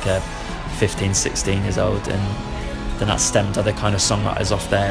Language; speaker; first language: English; native; English